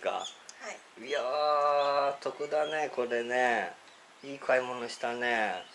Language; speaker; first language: Japanese; native; Japanese